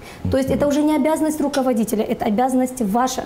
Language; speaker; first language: Russian; native; Russian